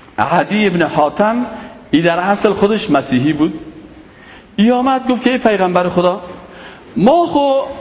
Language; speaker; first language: Persian; native; Persian